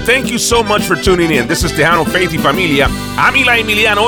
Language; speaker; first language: English; early bilingual, other home language; Spanish